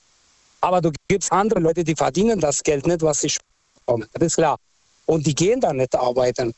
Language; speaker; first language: German; non-native, fluent; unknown